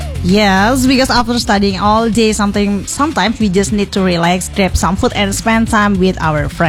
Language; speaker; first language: English; non-native, learner; Indonesian